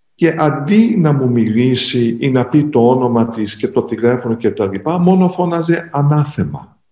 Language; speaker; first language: Greek; early bilingual, heritage; Greek